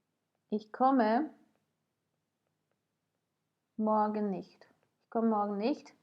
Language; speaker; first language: German; non-native, fluent; French